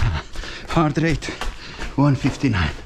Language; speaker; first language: English; non-native, learner; Persian